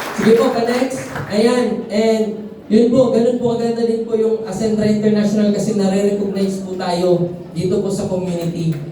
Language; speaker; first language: Filipino; non-native, local second language; Cebuano